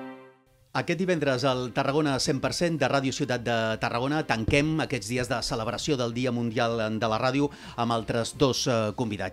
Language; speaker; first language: Catalan; native; Catalan